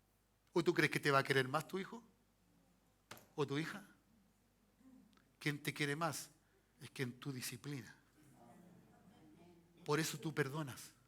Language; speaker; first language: Spanish; native; Spanish